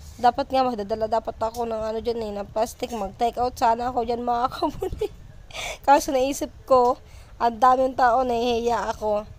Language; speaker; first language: Filipino; native; Filipino